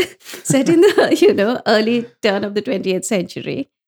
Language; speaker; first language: English; non-native, local second language; Bangla